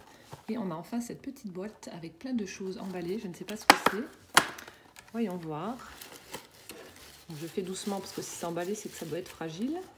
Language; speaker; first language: French; native; French